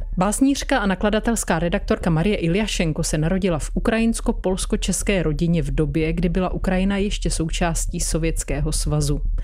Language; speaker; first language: Czech; native; Czech